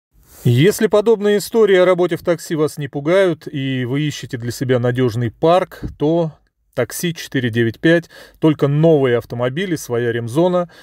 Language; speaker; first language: Russian; native; Russian